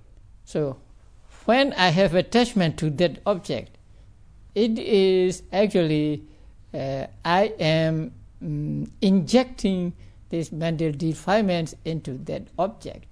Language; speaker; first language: English; non-native, fluent; Burmese